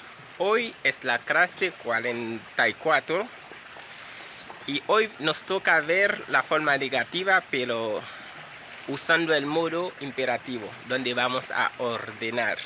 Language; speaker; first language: Spanish; non-native, fluent; Haitian Creole